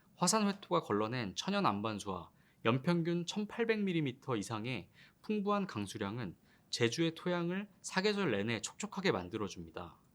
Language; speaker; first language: Korean; native; Korean